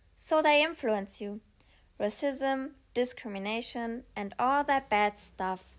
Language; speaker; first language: English; non-native, fluent; German